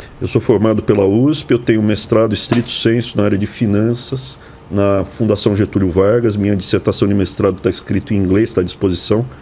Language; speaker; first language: Portuguese; native; Portuguese